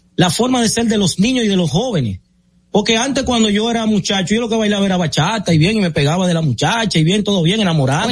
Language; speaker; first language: Spanish; native; Spanish